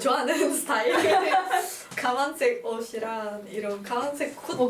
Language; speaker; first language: Korean; non-native, fluent; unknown